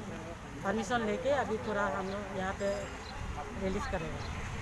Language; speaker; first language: Hindi; non-native, local second language; Kok Borok